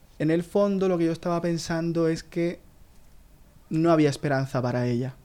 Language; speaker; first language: Spanish; native; Spanish